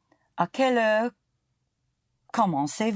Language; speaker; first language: French; non-native, learner; English